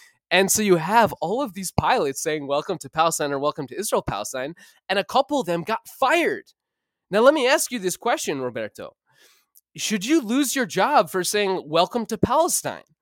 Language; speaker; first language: English; native; English